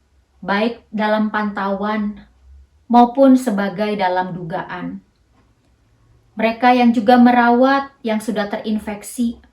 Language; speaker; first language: Indonesian; native; Indonesian